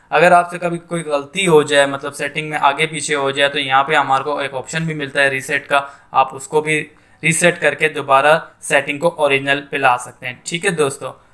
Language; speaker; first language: Hindi; native; Hindi